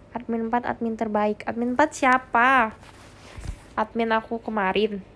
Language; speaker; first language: Indonesian; native; Indonesian